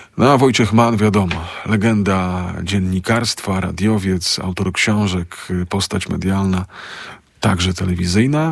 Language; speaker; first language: Polish; native; Polish